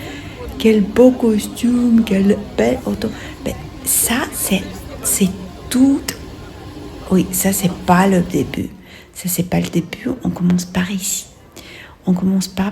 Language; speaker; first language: French; non-native, fluent; Russian